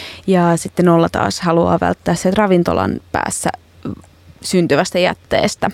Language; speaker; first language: Finnish; native; Finnish